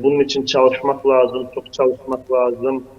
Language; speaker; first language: Turkish; non-native, fluent; Azerbaijani